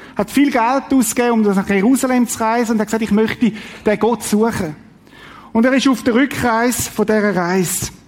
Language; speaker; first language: German; native; German